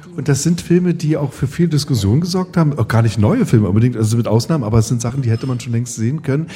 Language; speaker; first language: German; native; German